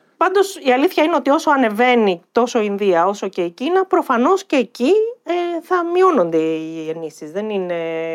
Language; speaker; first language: Greek; native; Greek